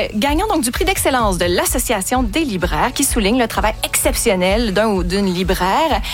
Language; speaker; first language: French; native; French